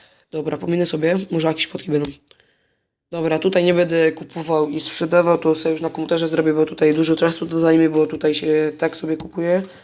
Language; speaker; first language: Polish; native; Polish